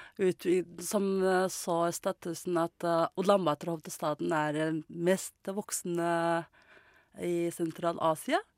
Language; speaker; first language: Norwegian; non-native, learner; Mongolian